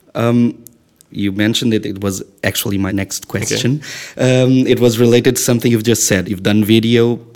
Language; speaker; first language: English; non-native, fluent; Portuguese